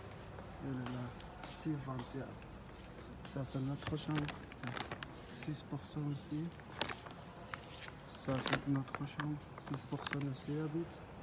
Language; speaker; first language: French; non-native, learner; Persian